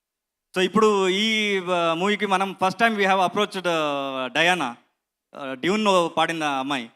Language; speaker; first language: Telugu; non-native, learner; Kannada